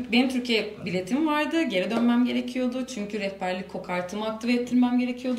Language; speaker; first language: Turkish; native; Turkish